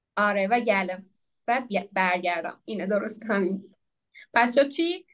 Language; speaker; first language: Persian; non-native, local second language; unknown